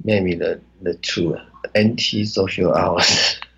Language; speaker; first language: English; non-native, learner; Chinese